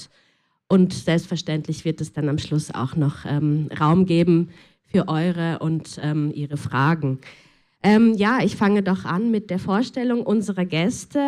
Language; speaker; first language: German; native; German